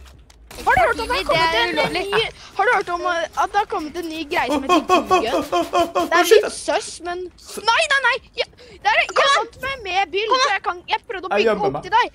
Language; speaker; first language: Norwegian; native; Norwegian